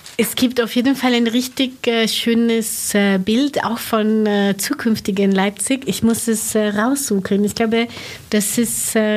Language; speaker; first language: German; non-native, fluent; Italian